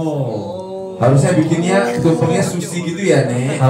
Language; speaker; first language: Indonesian; native; Indonesian